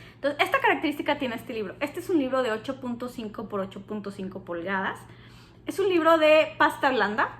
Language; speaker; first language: Spanish; native; Spanish